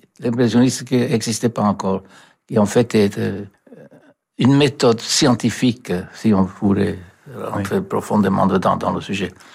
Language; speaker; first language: French; non-native, fluent; German